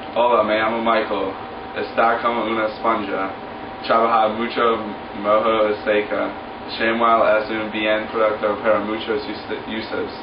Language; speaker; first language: Spanish; non-native, learner; English